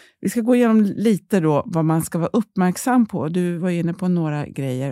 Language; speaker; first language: Swedish; native; Swedish